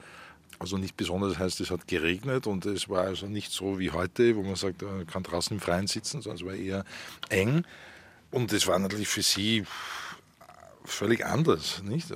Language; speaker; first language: German; native; German